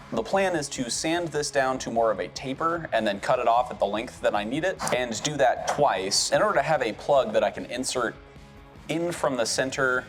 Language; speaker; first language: English; native; English